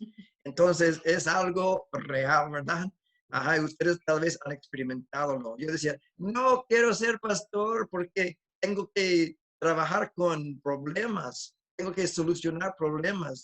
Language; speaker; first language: Spanish; non-native, fluent; English